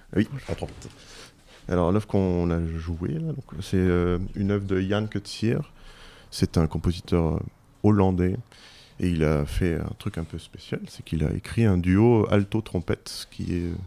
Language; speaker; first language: French; non-native, local second language; Luxembourgish